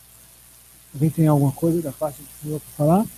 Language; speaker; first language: Portuguese; native; Portuguese